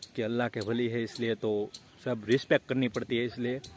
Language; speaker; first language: Hindi; non-native, local second language; Gujarati